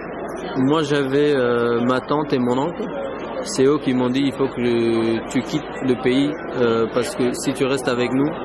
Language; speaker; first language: French; non-native, fluent; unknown